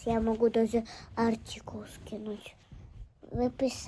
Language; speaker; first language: Russian; early bilingual, other home language; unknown